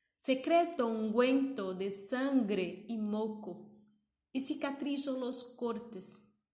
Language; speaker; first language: Spanish; non-native, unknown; Portuguese